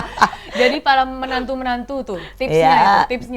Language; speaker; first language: Indonesian; native; Indonesian